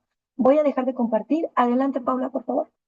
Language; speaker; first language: Spanish; native; Spanish